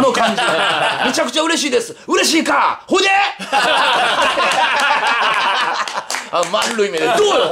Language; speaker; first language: Japanese; native; Japanese